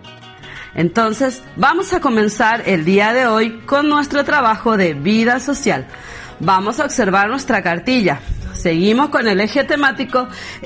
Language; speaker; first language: Spanish; native; Spanish